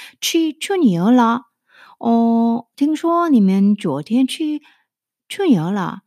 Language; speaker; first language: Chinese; non-native, fluent; Korean